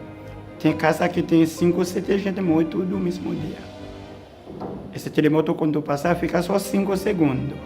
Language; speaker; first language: Portuguese; non-native, learner; Haitian Creole